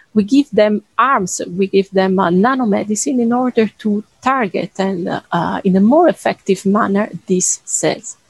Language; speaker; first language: English; non-native, fluent; Italian